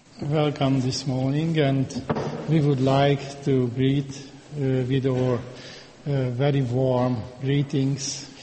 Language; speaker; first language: English; non-native, learner; Hungarian